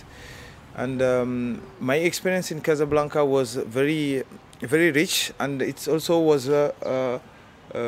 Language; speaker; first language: English; non-native, learner; Arabic